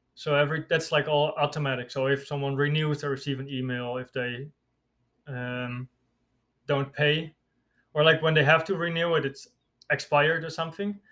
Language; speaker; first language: English; non-native, fluent; Dutch